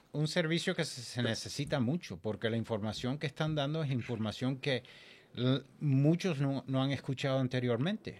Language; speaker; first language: Spanish; early bilingual, heritage; Spanish